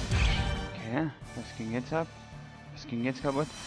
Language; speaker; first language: German; native; German